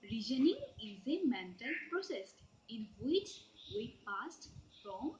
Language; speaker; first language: English; non-native, local second language; Assamese